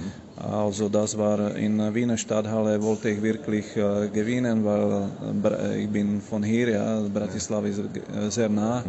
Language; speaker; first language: German; non-native, fluent; Slovak